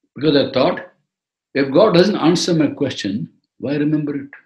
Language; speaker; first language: English; non-native, local second language; Tamil